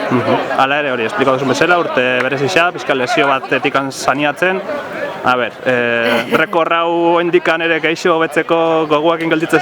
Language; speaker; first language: Basque; native; Basque